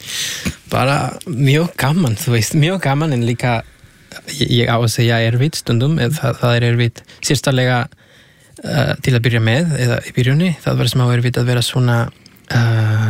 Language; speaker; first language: Icelandic; non-native, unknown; Spanish